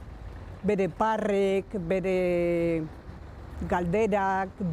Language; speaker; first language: Basque; non-native, local second language; Spanish